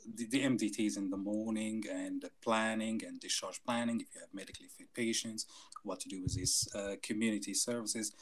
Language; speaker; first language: English; non-native, fluent; Arabic